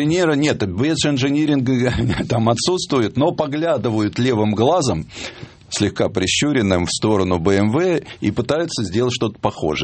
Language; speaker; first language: Russian; native; Russian